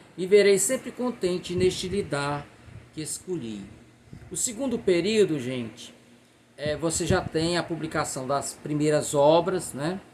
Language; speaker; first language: Portuguese; native; Portuguese